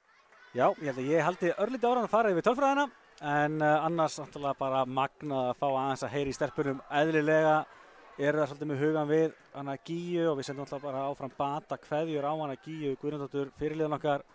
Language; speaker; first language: Icelandic; native; Icelandic